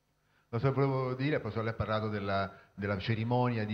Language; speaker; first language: Italian; native; Italian